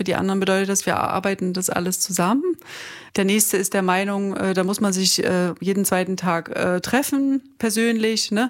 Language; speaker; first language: German; native; German